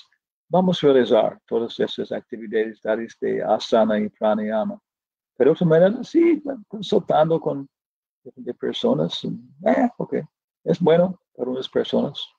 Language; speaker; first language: Spanish; non-native, fluent; English